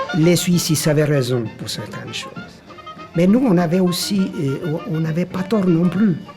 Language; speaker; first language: French; non-native, fluent; Italian